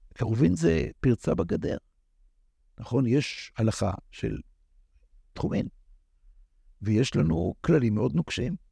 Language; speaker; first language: Hebrew; native; Hebrew